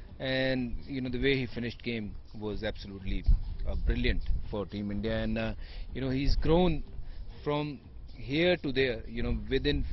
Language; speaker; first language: English; non-native, local second language; Punjabi